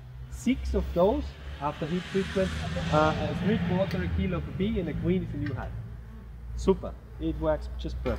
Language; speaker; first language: English; non-native, fluent; German